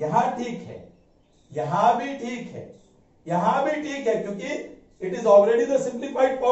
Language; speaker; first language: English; non-native, local second language; Hindi